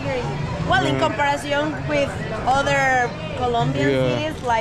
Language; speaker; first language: English; non-native, learner; Spanish